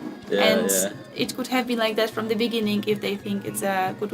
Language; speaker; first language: English; non-native, fluent; Polish